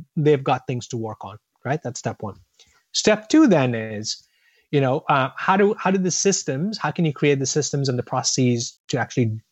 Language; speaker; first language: English; non-native, local second language; Tamil